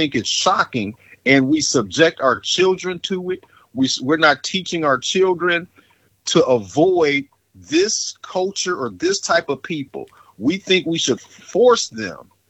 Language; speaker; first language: English; native; English